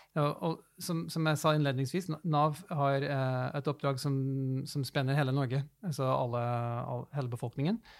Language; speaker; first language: Norwegian; early bilingual, other home language; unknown